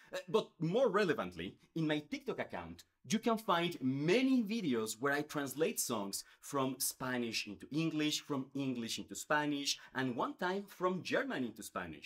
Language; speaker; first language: English; non-native, fluent; Spanish